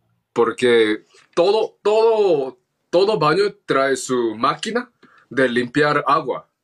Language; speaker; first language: Spanish; non-native, learner; Korean